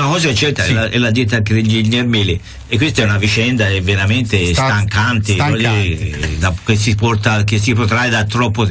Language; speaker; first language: Italian; native; Italian